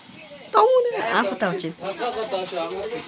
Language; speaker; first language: Mongolian; native; Mongolian